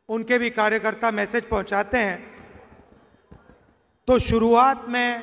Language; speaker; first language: Hindi; native; Hindi